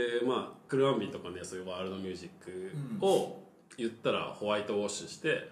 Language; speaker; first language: Japanese; native; Japanese